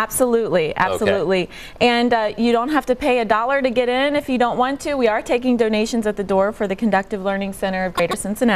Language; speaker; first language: English; native; English